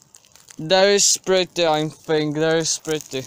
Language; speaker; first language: English; non-native, learner; Czech